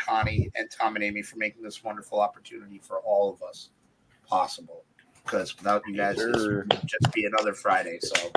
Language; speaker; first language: English; native; English